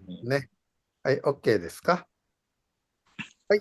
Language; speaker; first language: Japanese; non-native, fluent; Indonesian